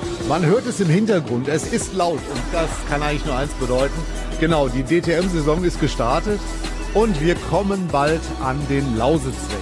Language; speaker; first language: German; native; German